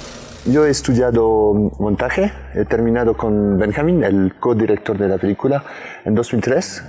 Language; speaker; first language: Spanish; non-native, fluent; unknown